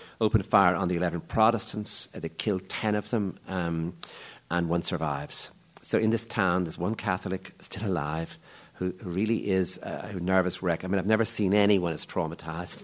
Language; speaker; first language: English; native; English